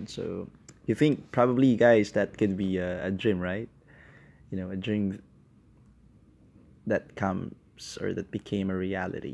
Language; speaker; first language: English; non-native, local second language; Filipino